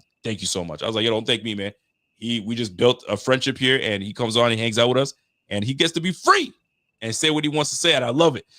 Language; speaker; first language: English; native; English